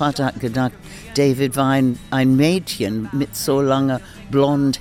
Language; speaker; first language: German; non-native, learner; English